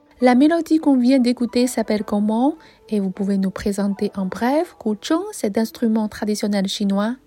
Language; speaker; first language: French; non-native, fluent; Chinese